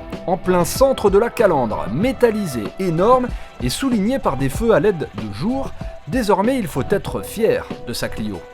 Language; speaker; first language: French; native; French